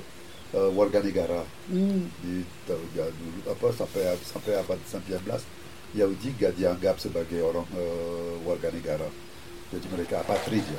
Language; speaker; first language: Indonesian; non-native, fluent; French